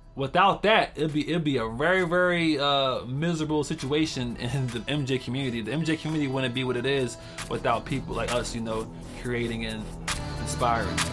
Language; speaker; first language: English; native; English